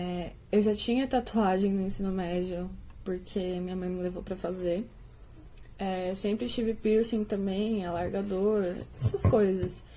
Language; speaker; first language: Portuguese; native; Portuguese